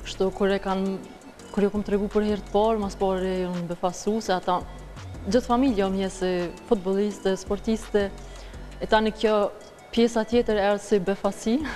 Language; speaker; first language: Albanian; early bilingual, heritage; Albanian